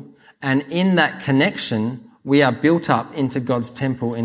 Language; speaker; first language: English; native; English